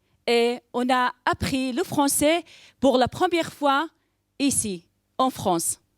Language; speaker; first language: French; non-native, learner; Aramaic